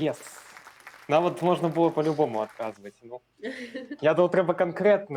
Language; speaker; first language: Belarusian; non-native, local second language; Russian